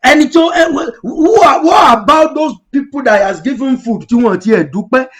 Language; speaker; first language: English; non-native, local second language; Yoruba